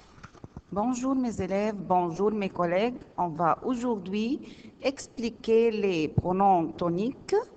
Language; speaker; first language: French; non-native, learner; Arabic